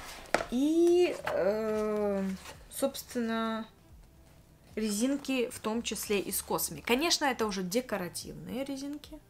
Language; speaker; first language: Russian; native; Russian